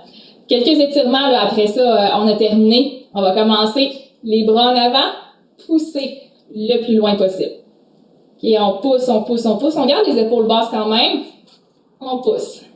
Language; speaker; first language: French; native; French